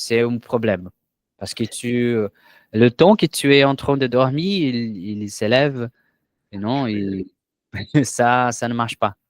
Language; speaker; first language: French; non-native, learner; Portuguese